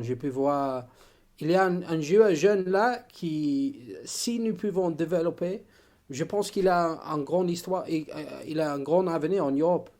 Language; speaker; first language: French; non-native, fluent; English